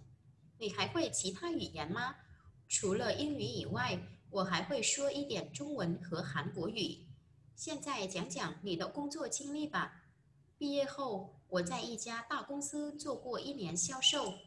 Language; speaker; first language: Chinese; non-native, fluent; Vietnamese